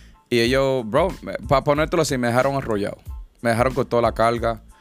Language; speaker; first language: Spanish; early bilingual, other home language; English